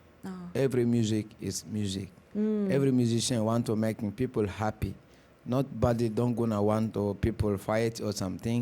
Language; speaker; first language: English; non-native, learner; Bambara